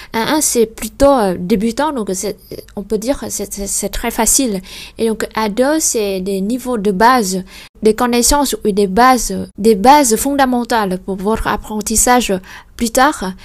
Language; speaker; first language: French; non-native, fluent; Vietnamese